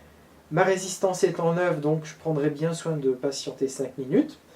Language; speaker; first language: French; native; French